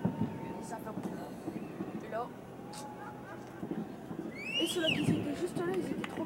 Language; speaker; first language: French; native; French